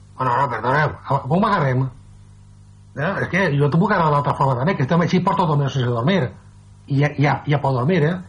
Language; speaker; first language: Catalan; non-native, local second language; Spanish